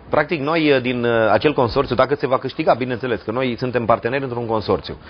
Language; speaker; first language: Romanian; native; Romanian